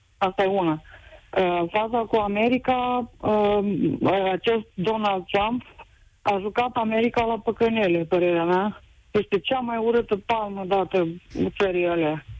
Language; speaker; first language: Romanian; native; Romanian